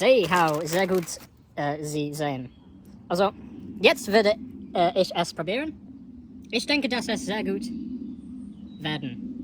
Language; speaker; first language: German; non-native, learner; English